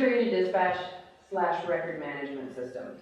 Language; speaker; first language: English; native; English